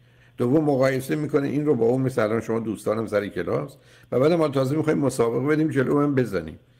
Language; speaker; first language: Persian; native; Persian